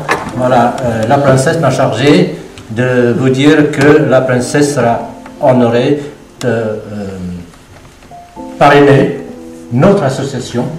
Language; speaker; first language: French; non-native, fluent; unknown